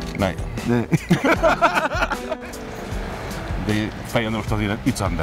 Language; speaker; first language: Dutch; non-native, learner; Hungarian